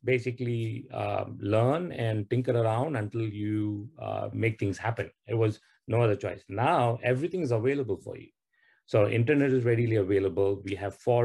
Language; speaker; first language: English; non-native, local second language; Tamil